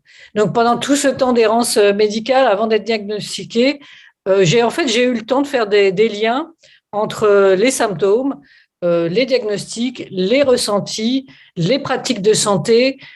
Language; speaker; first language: French; native; French